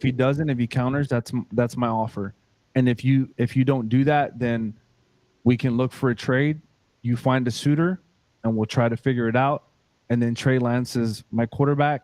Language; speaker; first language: English; native; English